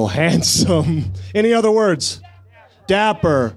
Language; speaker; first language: English; native; English